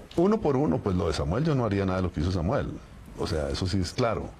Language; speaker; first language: Spanish; native; Spanish